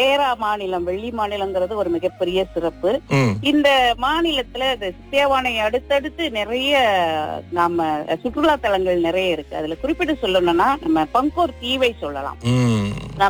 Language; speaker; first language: Tamil; early bilingual, heritage; Tamil